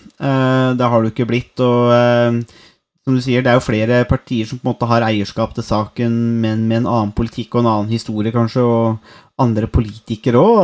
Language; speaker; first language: Norwegian; native; Norwegian